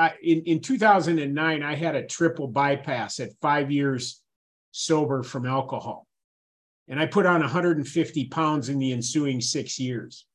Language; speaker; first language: English; native; English